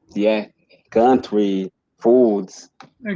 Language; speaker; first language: English; non-native, learner; Portuguese